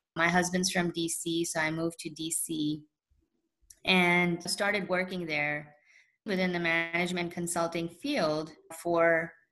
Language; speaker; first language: English; early bilingual, other home language; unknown